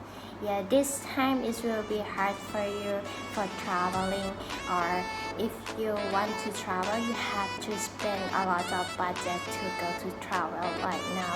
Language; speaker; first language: English; non-native, learner; Thai